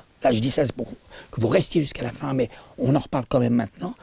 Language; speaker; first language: French; native; French